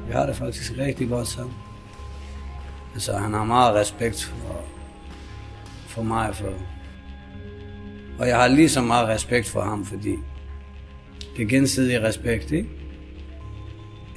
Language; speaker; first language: Danish; non-native, fluent; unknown